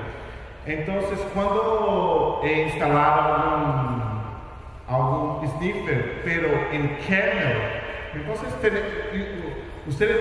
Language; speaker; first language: Spanish; non-native, fluent; Portuguese